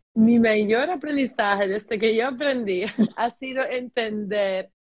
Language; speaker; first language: Spanish; early bilingual, heritage; German